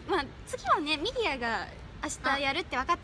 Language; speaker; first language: Japanese; native; Japanese